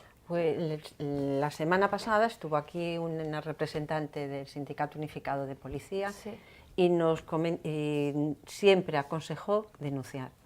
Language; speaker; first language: Spanish; native; Spanish